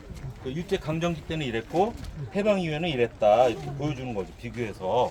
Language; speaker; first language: Korean; native; Korean